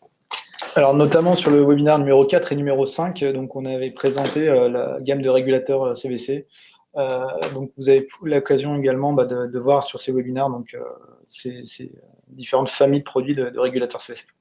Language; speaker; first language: French; native; French